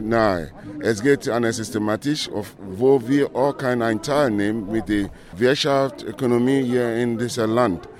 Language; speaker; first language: German; non-native, learner; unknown